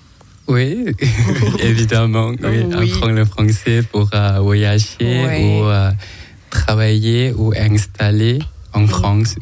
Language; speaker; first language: French; non-native, learner; Thai